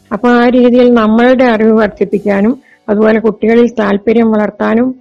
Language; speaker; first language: Malayalam; native; Malayalam